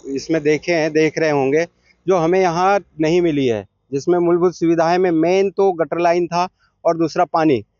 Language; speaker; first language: Hindi; native; Hindi